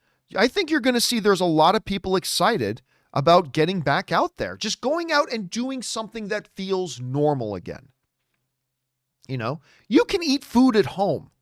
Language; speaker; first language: English; native; English